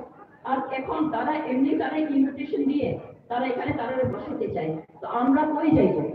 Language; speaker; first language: Bangla; non-native, local second language; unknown